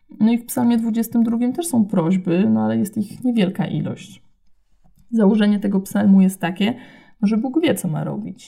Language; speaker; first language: Polish; native; Polish